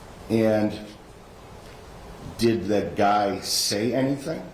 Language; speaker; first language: English; native; English